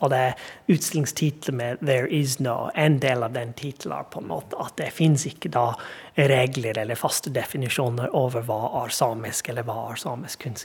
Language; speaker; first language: Norwegian; non-native, fluent; English